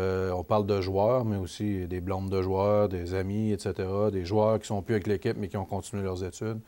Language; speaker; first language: French; native; French